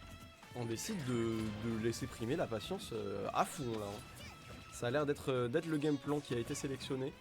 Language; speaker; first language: French; native; French